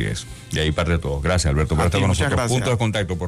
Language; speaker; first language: Spanish; native; Spanish